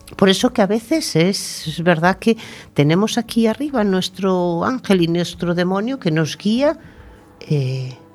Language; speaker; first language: Spanish; native; Spanish